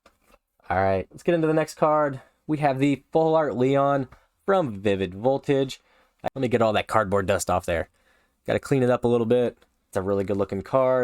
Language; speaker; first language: English; native; English